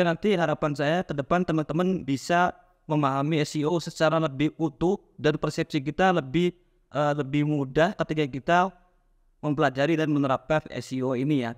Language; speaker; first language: Indonesian; native; Indonesian